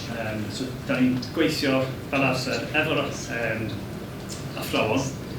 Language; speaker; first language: Welsh; non-native, learner; English